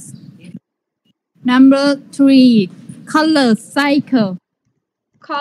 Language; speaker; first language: English; non-native, learner; Thai